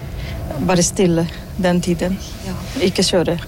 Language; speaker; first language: Norwegian; non-native, learner; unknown